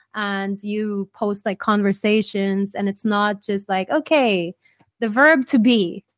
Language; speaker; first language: English; native; English